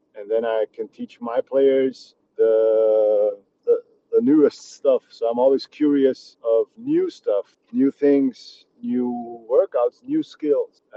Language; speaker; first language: English; early bilingual, other home language; Czech